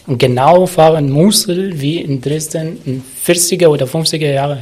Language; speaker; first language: German; non-native, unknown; Arabic